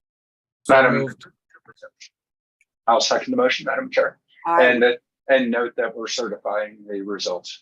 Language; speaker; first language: English; native; English